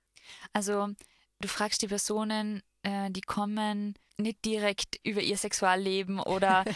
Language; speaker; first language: German; native; German